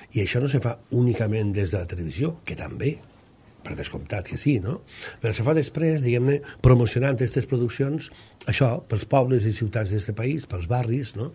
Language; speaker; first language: Catalan; native; Catalan